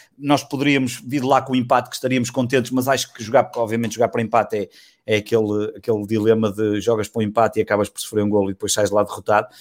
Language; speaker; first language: Portuguese; native; Portuguese